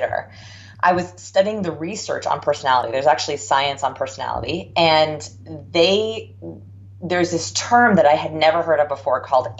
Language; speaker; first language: English; native; English